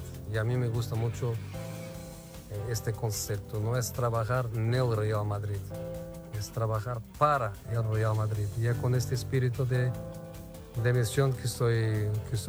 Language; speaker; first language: Spanish; non-native, fluent; Portuguese